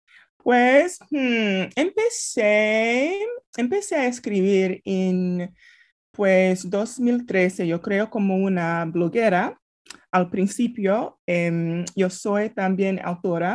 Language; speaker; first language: Spanish; non-native, fluent; English